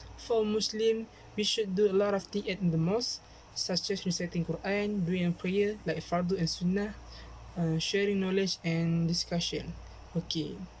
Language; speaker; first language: English; non-native, local second language; Malay